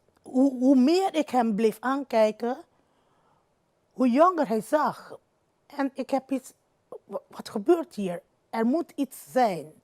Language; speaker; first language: Dutch; non-native, local second language; Papiamento